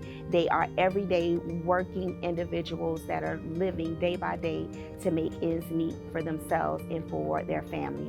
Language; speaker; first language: English; native; English